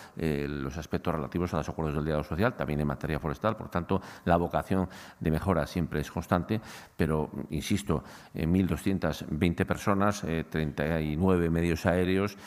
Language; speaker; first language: Spanish; native; Spanish